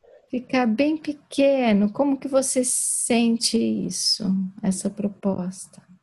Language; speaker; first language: Portuguese; native; Portuguese